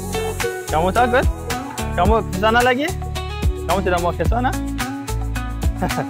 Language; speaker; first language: Indonesian; non-native, fluent; Persian